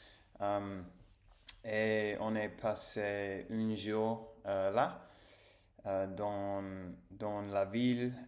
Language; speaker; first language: French; non-native, learner; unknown